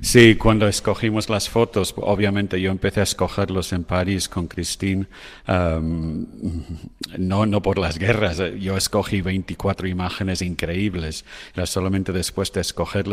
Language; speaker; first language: Spanish; non-native, fluent; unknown